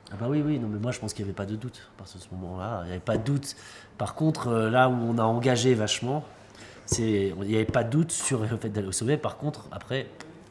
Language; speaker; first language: French; native; French